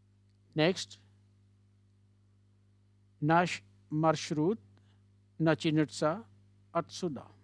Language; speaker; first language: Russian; non-native, learner; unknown